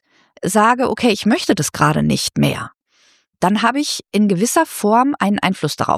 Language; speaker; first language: German; native; German